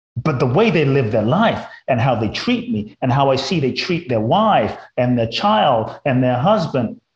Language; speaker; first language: English; native; English